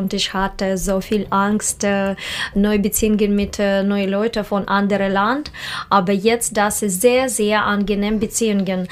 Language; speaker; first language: German; non-native, learner; Russian